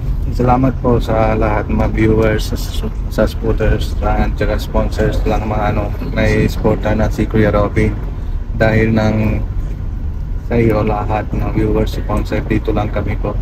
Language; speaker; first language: Filipino; non-native, learner; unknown